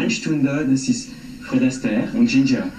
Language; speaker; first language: German; non-native, learner; French